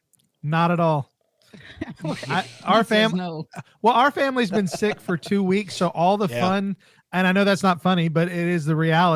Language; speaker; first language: English; native; English